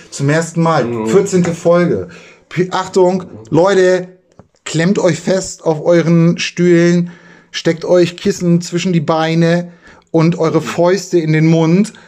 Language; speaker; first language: German; native; German